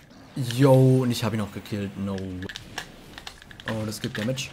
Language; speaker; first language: German; native; German